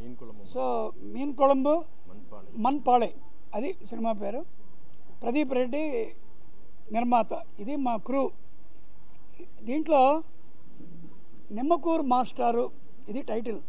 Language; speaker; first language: Telugu; native; Telugu